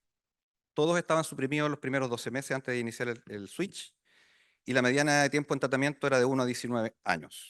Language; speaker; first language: Spanish; native; Spanish